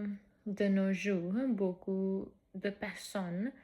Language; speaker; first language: French; non-native, fluent; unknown